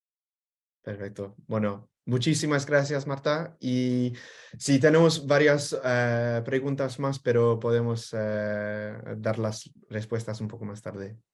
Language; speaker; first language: Spanish; non-native, fluent; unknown